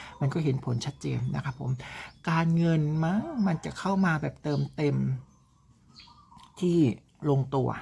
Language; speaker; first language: Thai; native; Thai